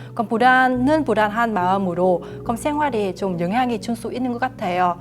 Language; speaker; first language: Korean; non-native, fluent; Vietnamese